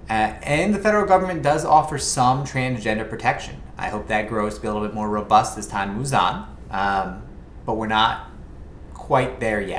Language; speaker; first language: English; native; English